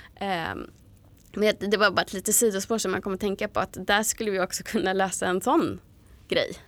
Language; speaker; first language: Swedish; native; Swedish